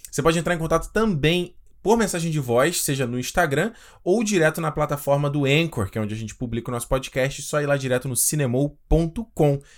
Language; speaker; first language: Portuguese; native; Portuguese